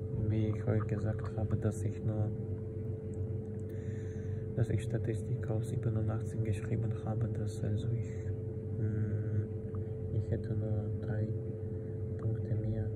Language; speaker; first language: German; non-native, fluent; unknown